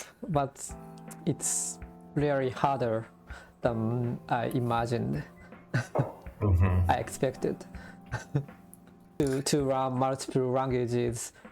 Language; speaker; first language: English; non-native, learner; Japanese